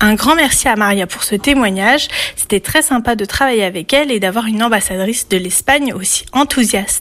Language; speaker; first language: French; native; French